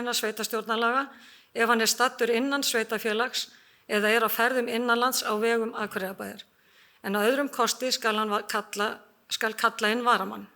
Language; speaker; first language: Icelandic; native; Icelandic